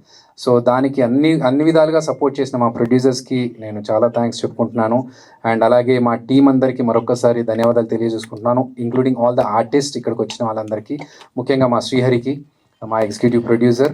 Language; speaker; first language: Telugu; native; Telugu